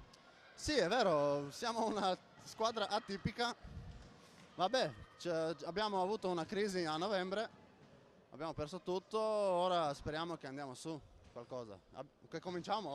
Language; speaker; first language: Italian; non-native, fluent; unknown